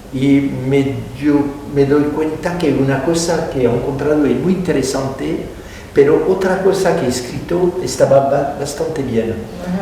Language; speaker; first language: Spanish; non-native, fluent; French